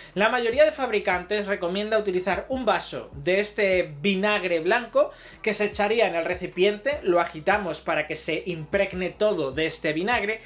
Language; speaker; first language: Spanish; native; Spanish